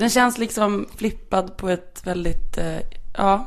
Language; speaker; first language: Swedish; native; Swedish